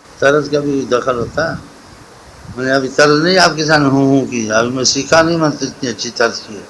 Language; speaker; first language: Urdu; non-native, local second language; Saraiki